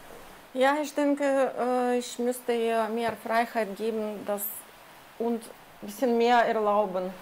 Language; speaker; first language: German; non-native, fluent; Russian